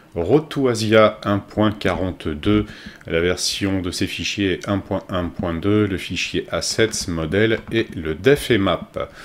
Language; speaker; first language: French; native; French